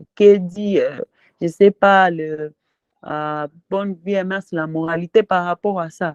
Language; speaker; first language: French; non-native, local second language; Swahili